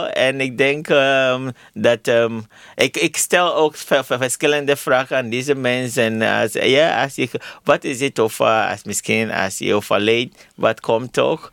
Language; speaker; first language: Dutch; non-native, learner; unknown